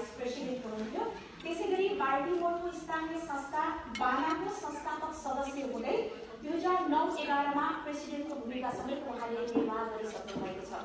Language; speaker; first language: Nepali; early bilingual, heritage; Nepali